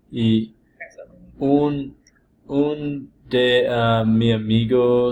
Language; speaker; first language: Spanish; non-native, learner; English